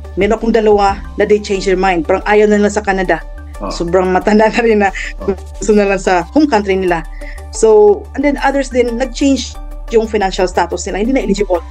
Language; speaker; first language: Filipino; non-native, local second language; Cebuano